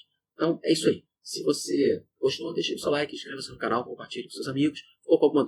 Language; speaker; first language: Portuguese; native; Portuguese